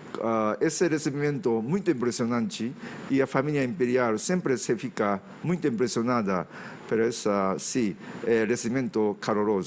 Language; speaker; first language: Portuguese; non-native, fluent; Japanese